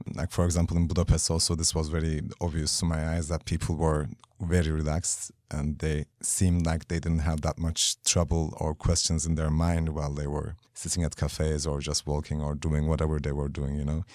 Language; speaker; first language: English; non-native, fluent; Turkish